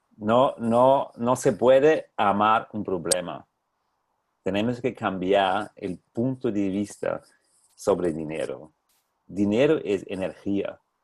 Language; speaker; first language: Spanish; non-native, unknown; German